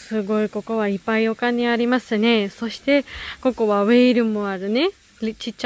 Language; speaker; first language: Japanese; non-native, learner; Georgian